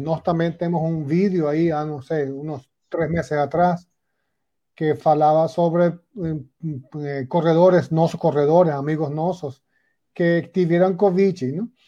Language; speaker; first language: Spanish; non-native, learner; Portuguese